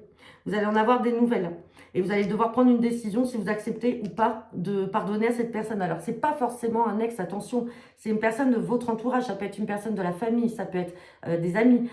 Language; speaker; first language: French; native; French